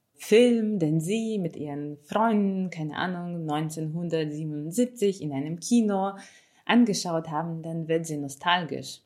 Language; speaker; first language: German; non-native, fluent; Ukrainian